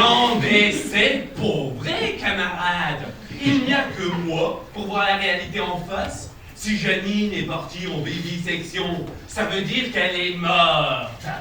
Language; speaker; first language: French; native; French